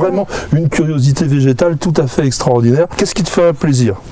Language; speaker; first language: French; native; French